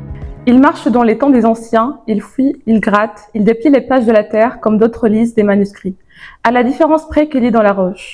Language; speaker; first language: French; native; French